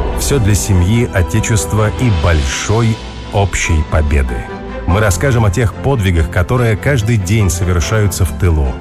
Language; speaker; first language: Russian; native; Russian